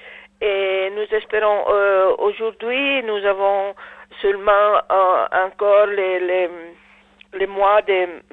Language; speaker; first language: French; non-native, learner; Italian